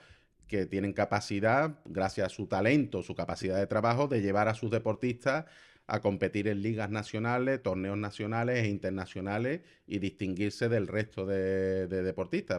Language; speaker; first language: Spanish; native; Spanish